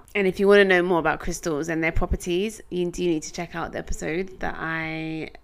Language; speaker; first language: English; native; English